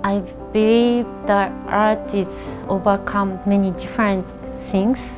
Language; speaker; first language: English; non-native, learner; Japanese